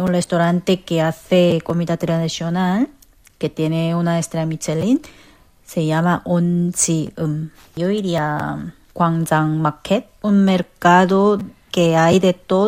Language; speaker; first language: Spanish; non-native, learner; Korean